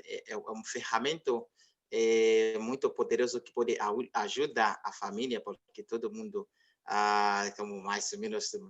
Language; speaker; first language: Portuguese; non-native, learner; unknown